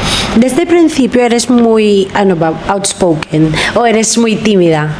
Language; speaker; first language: Spanish; non-native, fluent; Filipino